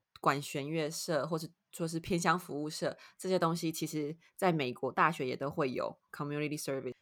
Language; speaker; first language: Chinese; native; Chinese